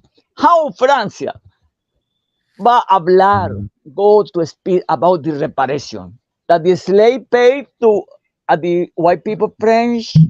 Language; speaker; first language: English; non-native, learner; Spanish